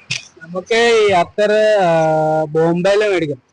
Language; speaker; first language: Malayalam; non-native, learner; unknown